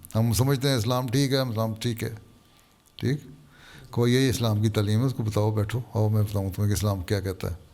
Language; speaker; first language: Urdu; native; Urdu